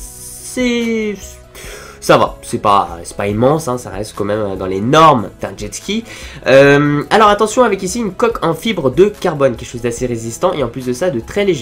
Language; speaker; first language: French; native; French